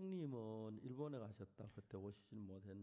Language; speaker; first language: Korean; native; Korean